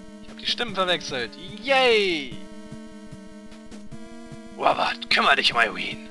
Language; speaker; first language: German; native; German